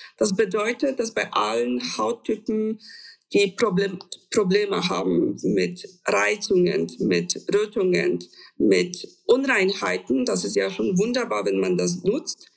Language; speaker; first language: German; non-native, fluent; Polish